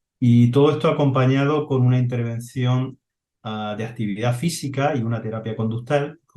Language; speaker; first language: Spanish; native; Spanish